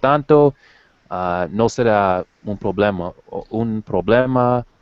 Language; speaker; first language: Spanish; non-native, learner; English